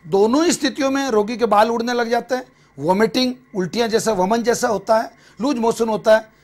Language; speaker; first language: Hindi; native; Hindi